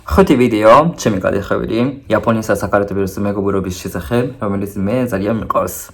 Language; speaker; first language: Georgian; non-native, fluent; Japanese